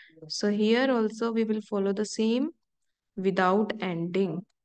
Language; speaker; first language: English; non-native, local second language; Hindi